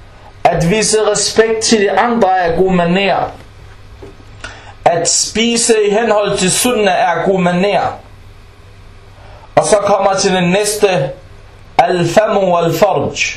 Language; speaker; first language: Danish; non-native, fluent; Arabic